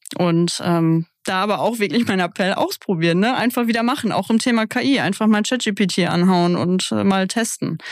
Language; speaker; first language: German; native; German